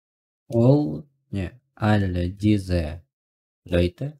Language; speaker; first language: German; non-native, learner; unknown